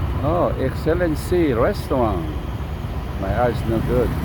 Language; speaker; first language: English; non-native, learner; Lao